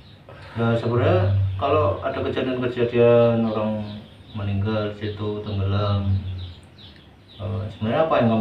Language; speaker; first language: Indonesian; non-native, local second language; Javanese